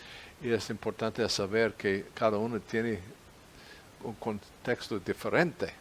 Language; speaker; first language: Spanish; non-native, fluent; English